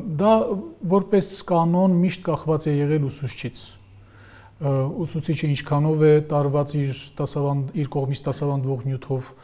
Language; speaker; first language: Armenian; native; Armenian